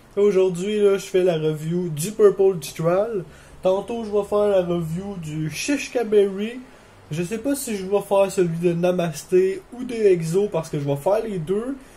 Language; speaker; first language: French; native; French